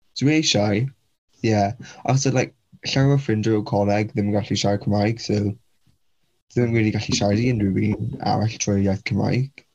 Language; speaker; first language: Welsh; non-native, local second language; English